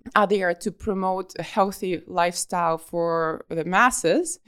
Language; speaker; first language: English; non-native, fluent; Russian